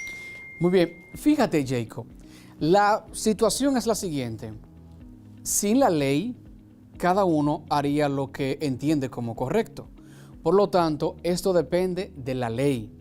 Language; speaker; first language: Spanish; native; Spanish